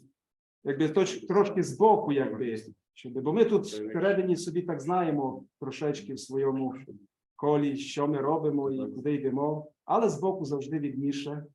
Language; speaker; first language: Ukrainian; native; Ukrainian